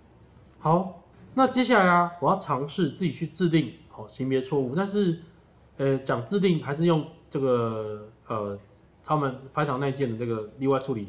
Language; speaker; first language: Chinese; native; Chinese